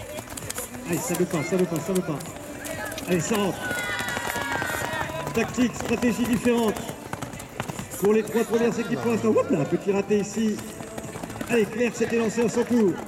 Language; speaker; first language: French; native; French